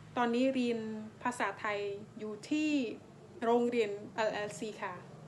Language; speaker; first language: Thai; non-native, learner; Khmer